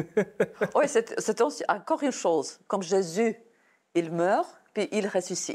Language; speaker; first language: French; non-native, fluent; Serbian